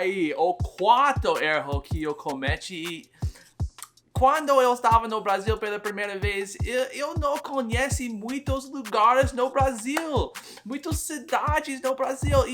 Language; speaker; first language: Portuguese; non-native, learner; English